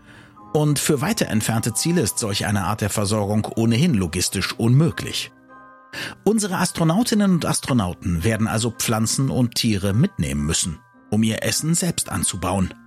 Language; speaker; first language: German; native; German